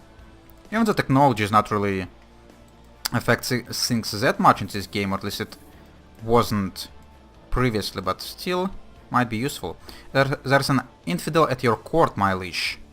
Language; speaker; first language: English; non-native, fluent; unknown